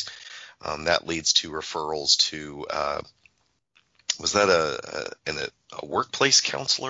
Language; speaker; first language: English; native; English